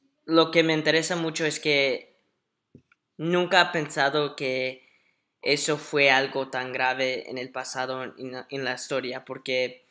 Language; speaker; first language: Spanish; early bilingual, heritage; Spanish